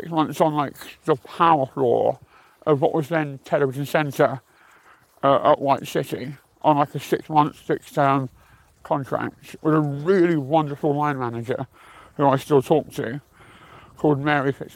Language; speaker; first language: English; native; English